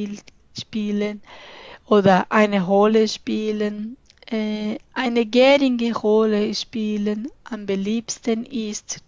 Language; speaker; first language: German; non-native, fluent; Portuguese